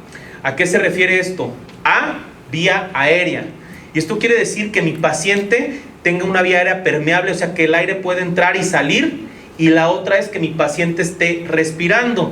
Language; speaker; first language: Spanish; native; Spanish